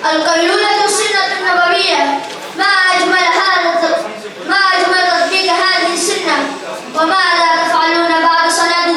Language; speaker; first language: Arabic; non-native, learner; Urdu